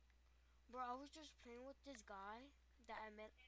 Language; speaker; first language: English; native; English